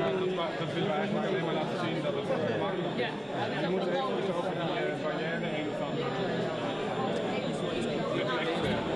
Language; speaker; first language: Dutch; native; Dutch